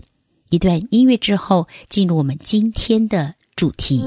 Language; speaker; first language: Chinese; native; Chinese